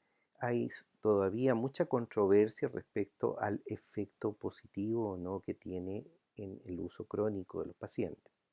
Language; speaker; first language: Spanish; native; Spanish